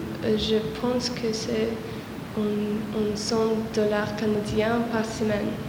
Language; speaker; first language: French; non-native, learner; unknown